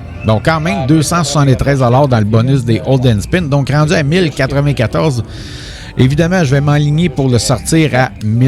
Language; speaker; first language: French; native; French